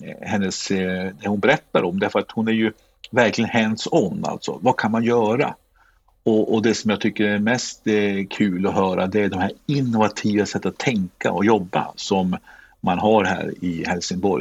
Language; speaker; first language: Swedish; native; Swedish